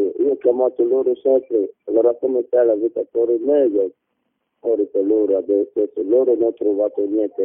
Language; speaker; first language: Italian; non-native, learner; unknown